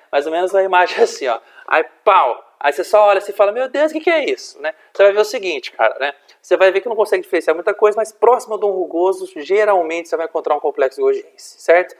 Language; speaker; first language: Portuguese; native; Portuguese